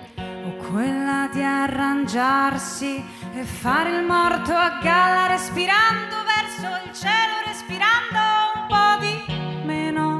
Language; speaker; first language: Italian; native; Italian